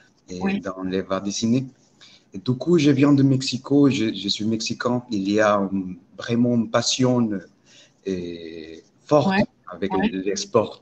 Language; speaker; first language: French; non-native, learner; Spanish